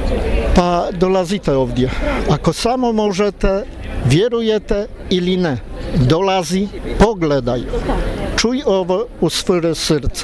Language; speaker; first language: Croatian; non-native, learner; Polish